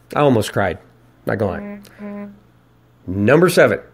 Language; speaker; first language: English; native; English